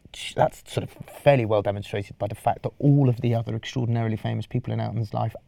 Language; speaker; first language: English; native; English